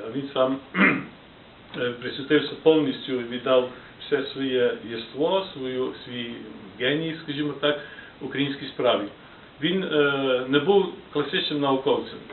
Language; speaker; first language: Ukrainian; early bilingual, heritage; Ukrainian